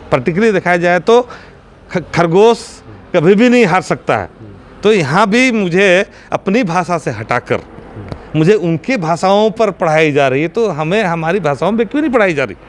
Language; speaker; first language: Hindi; non-native, local second language; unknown